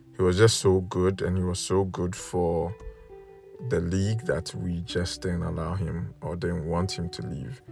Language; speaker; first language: English; non-native, local second language; Akan